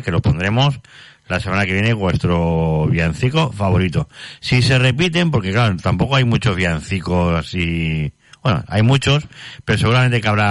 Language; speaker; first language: Spanish; native; Spanish